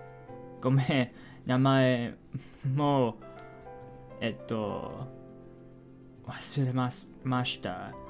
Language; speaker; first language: Japanese; non-native, learner; English